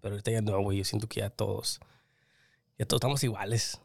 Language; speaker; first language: Spanish; early bilingual, heritage; Spanish